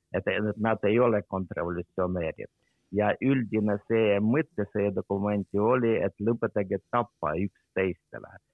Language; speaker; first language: Estonian; non-native, local second language; Russian